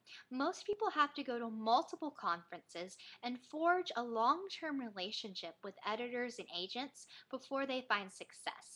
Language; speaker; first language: English; native; English